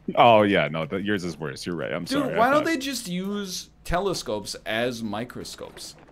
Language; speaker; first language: English; native; English